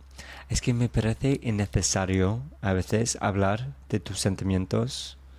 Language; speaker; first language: Spanish; non-native, fluent; English